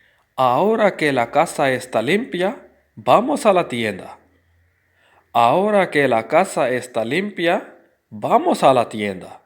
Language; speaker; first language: Spanish; non-native, fluent; Urdu